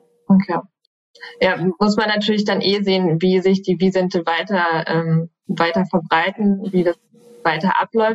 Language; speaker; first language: German; native; German